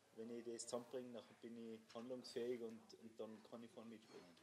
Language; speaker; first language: German; native; German